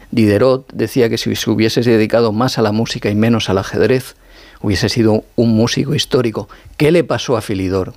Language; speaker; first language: Spanish; native; Spanish